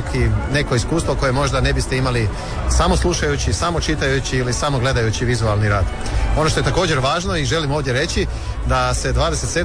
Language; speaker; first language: Serbian; native; Serbian